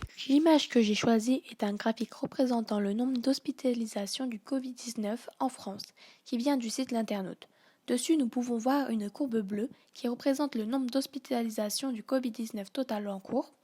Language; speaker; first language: French; native; French